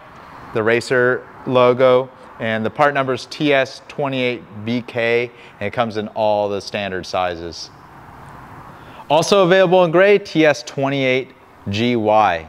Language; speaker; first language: English; native; English